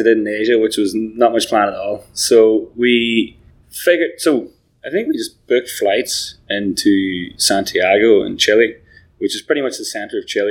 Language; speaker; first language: English; native; English